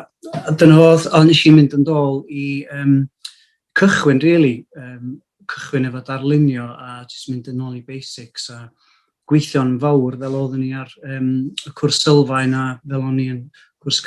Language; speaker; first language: Welsh; native; Welsh